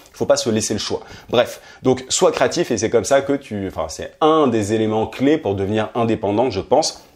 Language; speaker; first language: French; native; French